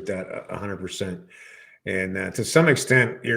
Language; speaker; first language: English; native; English